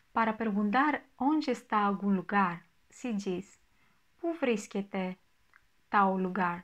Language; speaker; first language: Portuguese; non-native, fluent; Greek